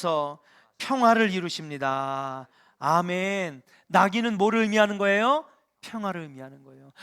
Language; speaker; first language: Korean; native; Korean